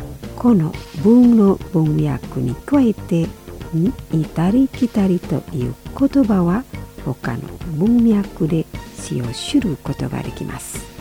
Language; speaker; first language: Japanese; non-native, fluent; Indonesian